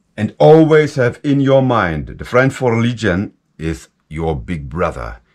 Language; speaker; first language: English; non-native, fluent; German